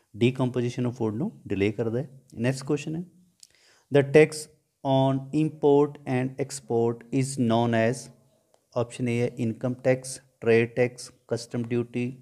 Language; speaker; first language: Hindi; non-native, local second language; Punjabi